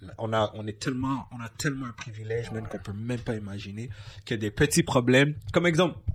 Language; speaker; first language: French; non-native, local second language; English